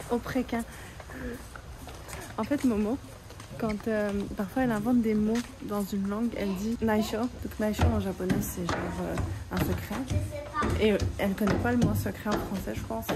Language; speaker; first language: French; native; French